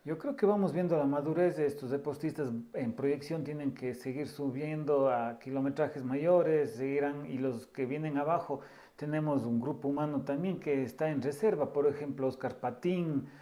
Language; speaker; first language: Spanish; native; Spanish